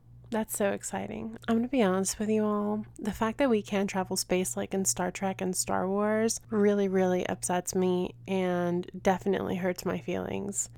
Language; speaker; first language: English; early bilingual, other home language; Spanish